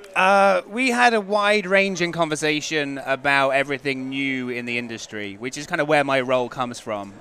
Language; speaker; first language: English; native; English